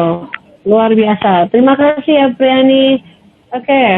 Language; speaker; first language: Indonesian; native; Indonesian